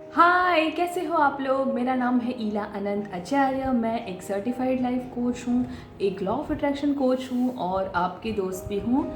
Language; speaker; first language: Hindi; non-native, local second language; Gujarati